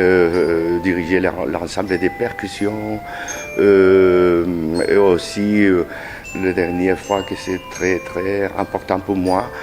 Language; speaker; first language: French; non-native, learner; Spanish